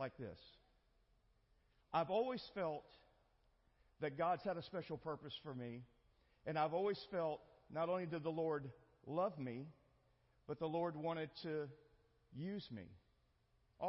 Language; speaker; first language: English; native; English